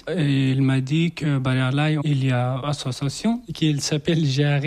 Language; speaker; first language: French; non-native, learner; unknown